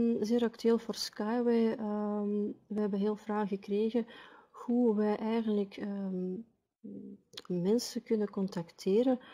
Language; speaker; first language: Dutch; non-native, fluent; Russian